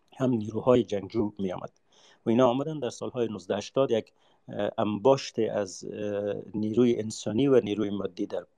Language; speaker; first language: Persian; native; Persian